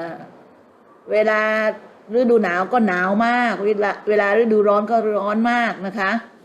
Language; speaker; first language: Thai; native; Thai